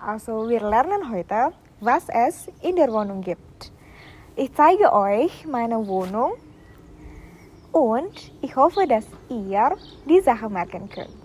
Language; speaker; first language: German; non-native, fluent; Indonesian